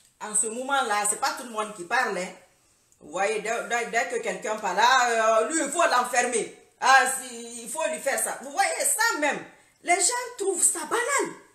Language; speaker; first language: French; non-native, local second language; Fula